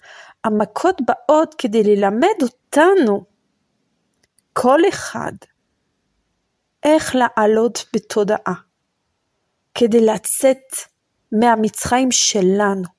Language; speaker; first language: Hebrew; non-native, fluent; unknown